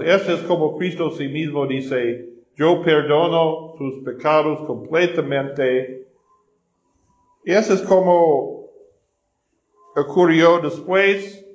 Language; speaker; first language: Spanish; non-native, fluent; English